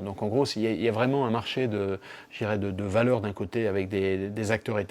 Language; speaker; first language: French; native; French